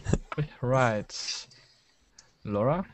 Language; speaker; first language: English; non-native, learner; German